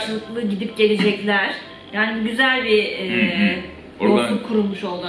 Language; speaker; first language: Turkish; native; Turkish